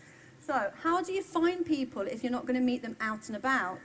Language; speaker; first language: English; native; English